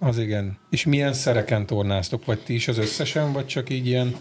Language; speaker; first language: Hungarian; native; Hungarian